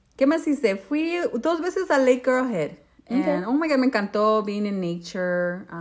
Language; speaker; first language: Spanish; early bilingual, heritage; Spanish